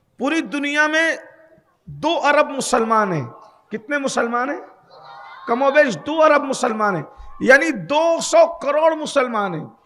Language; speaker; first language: Urdu; native; Urdu